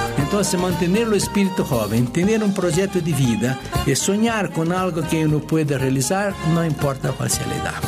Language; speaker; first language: Spanish; non-native, fluent; Portuguese